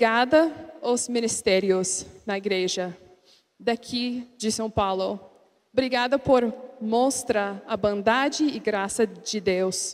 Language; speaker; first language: Portuguese; non-native, learner; English